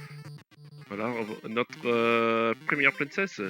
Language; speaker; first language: French; non-native, learner; English